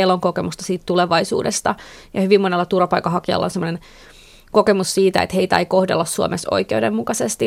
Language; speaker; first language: Finnish; native; Finnish